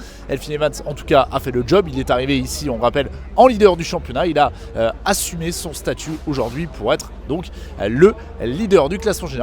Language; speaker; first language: French; native; French